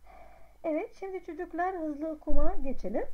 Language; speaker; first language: Turkish; non-native, fluent; Arabic